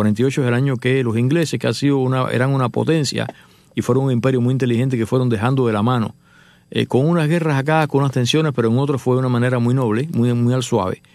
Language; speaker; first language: Spanish; native; Spanish